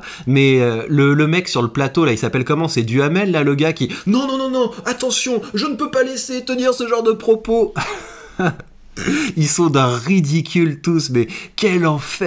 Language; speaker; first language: French; native; French